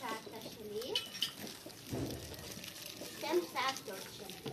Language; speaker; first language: Hebrew; non-native, learner; Portuguese